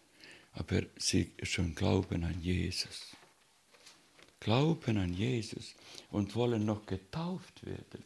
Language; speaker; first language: German; non-native, learner; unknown